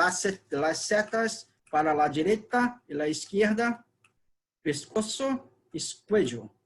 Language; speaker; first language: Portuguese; non-native, learner; Spanish